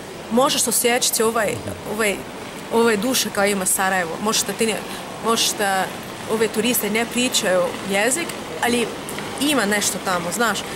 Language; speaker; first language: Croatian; non-native, learner; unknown